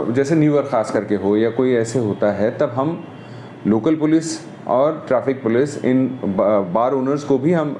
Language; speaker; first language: Hindi; non-native, local second language; Marathi